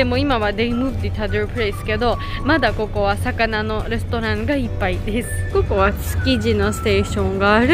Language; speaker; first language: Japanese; non-native, learner; Georgian